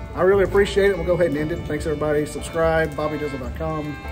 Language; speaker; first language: English; native; English